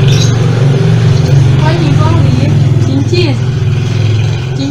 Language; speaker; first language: Chinese; non-native, learner; Indonesian